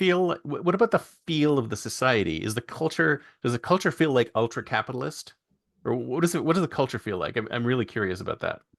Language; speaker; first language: English; native; English